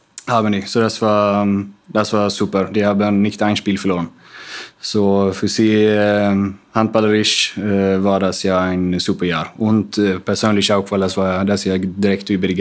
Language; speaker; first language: German; non-native, fluent; Swedish